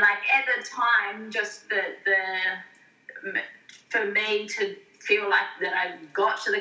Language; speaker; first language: English; native; English